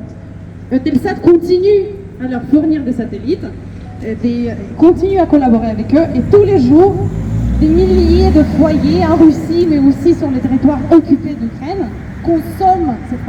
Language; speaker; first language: French; non-native, fluent; Russian